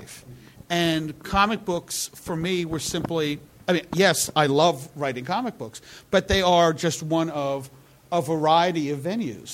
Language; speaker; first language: English; native; English